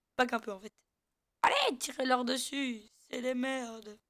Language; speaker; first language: French; native; French